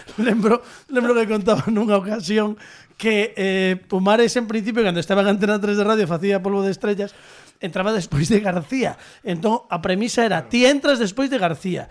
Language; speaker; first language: Galician; native; Galician